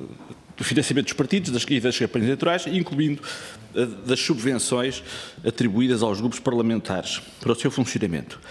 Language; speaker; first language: Portuguese; native; Portuguese